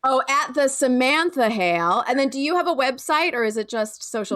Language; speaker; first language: English; native; English